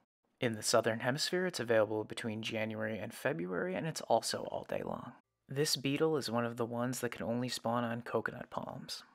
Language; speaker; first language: English; native; English